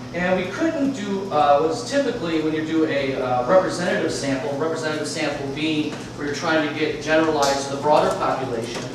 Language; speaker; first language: English; native; English